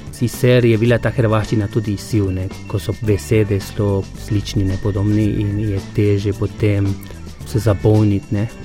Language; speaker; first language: Slovenian; non-native, fluent; Spanish